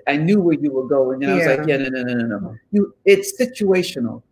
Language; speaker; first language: English; native; English